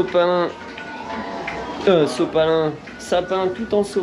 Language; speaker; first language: French; native; French